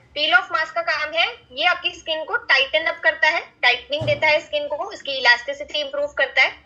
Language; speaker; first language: Hindi; native; Hindi